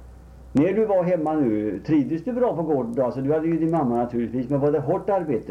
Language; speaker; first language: Swedish; native; Swedish